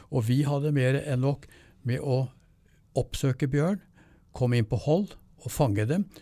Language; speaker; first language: Norwegian; native; Norwegian